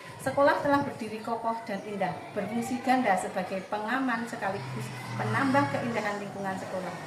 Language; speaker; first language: Indonesian; native; Indonesian